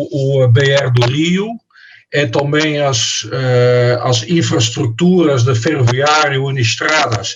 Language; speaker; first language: Portuguese; non-native, fluent; Dutch